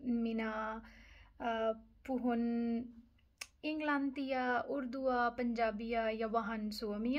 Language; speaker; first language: Finnish; non-native, learner; Urdu